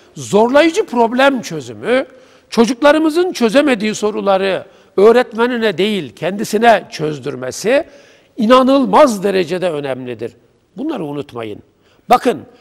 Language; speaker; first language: Turkish; native; Turkish